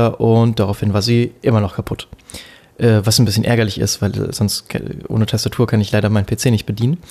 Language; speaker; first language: German; native; German